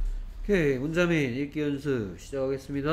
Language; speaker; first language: Korean; native; Korean